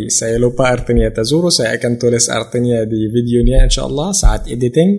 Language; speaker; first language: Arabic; non-native, fluent; Indonesian